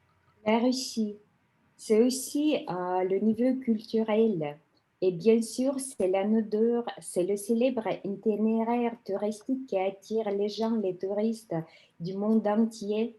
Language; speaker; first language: French; non-native, fluent; Russian